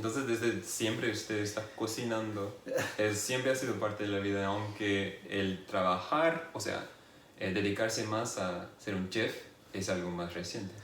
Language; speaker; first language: Spanish; non-native, fluent; English